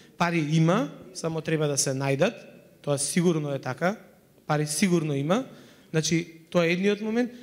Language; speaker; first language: Macedonian; native; Macedonian